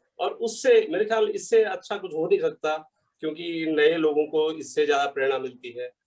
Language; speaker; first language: Hindi; native; Hindi